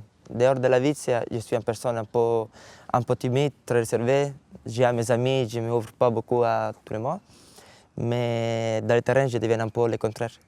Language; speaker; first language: French; non-native, learner; Italian